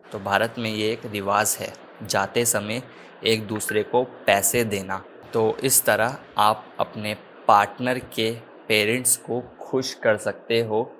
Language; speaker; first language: Hindi; native; Hindi